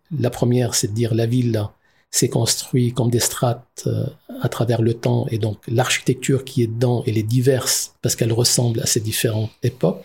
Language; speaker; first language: French; non-native, local second language; Arabic